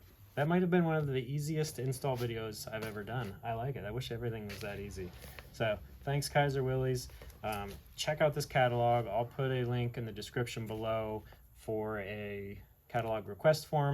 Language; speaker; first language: English; native; English